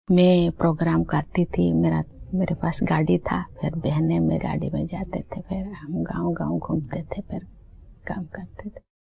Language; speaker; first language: Hindi; non-native, local second language; Santali